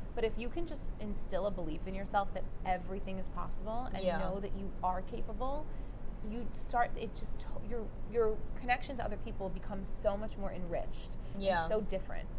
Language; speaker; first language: English; native; English